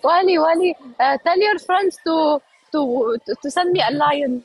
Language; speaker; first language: English; non-native, learner; Arabic